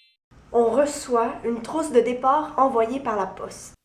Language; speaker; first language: French; native; French